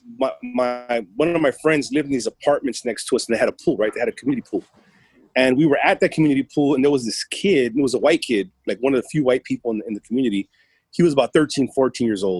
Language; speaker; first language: English; early bilingual, other home language; Spanish